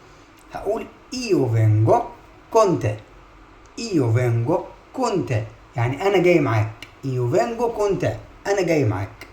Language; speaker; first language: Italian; non-native, fluent; Arabic